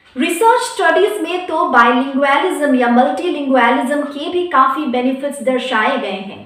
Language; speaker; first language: Hindi; non-native, local second language; Assamese